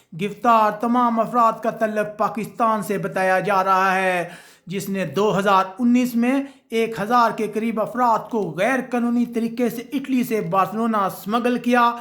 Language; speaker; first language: Urdu; non-native, local second language; Punjabi